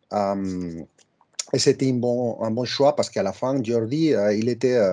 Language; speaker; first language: French; non-native, fluent; Spanish